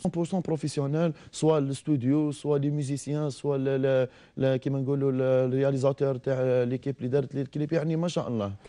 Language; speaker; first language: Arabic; native; Arabic